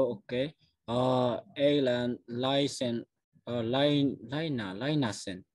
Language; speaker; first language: Finnish; non-native, learner; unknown